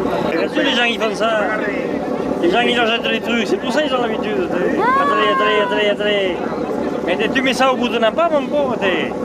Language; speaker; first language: French; native; French